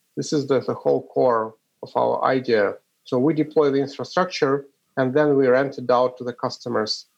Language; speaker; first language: English; non-native, fluent; Ukrainian